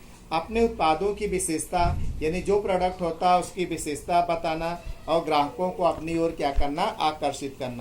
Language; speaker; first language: Hindi; native; Hindi